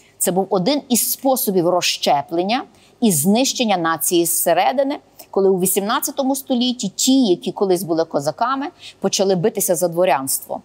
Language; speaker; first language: Ukrainian; native; Ukrainian